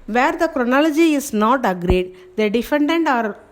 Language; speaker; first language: English; non-native, local second language; Tamil